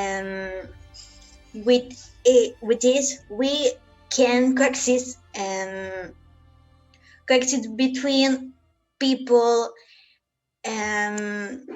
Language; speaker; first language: English; non-native, learner; Spanish